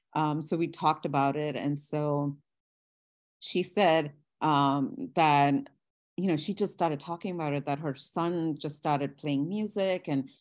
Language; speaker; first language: English; non-native, local second language; Gujarati